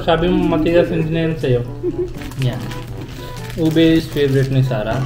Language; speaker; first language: Filipino; non-native, learner; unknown